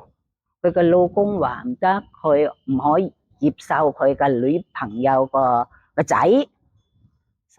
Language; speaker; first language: Cantonese; non-native, learner; Thai